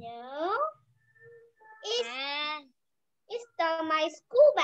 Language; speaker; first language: English; non-native, learner; Vietnamese